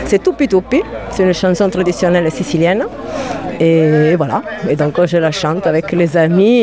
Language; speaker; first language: French; non-native, fluent; Italian